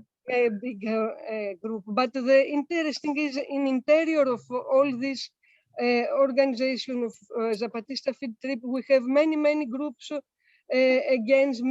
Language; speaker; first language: English; non-native, learner; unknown